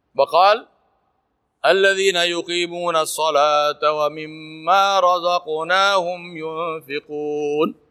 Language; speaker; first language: Arabic; non-native, fluent; Urdu